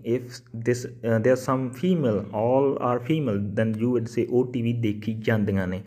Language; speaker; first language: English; non-native, local second language; Punjabi